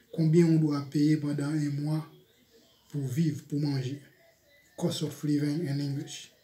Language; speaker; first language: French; non-native, fluent; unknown